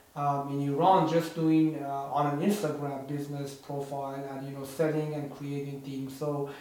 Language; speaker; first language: English; non-native, fluent; Persian